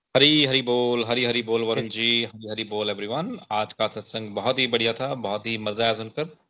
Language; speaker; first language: Hindi; native; Hindi